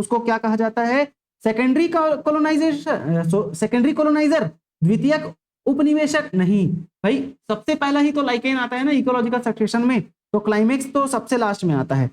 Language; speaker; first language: Hindi; native; Hindi